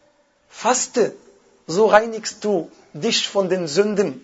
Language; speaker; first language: German; non-native, fluent; Arabic